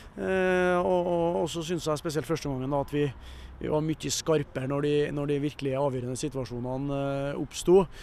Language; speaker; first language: Norwegian; native; Norwegian